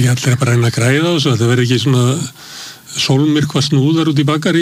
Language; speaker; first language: Icelandic; native; Icelandic